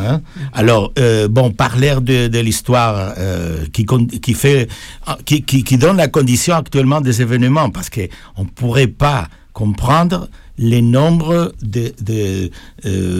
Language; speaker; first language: French; non-native, fluent; Spanish